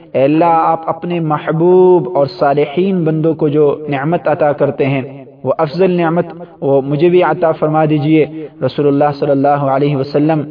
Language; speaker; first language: Urdu; non-native, local second language; Pashto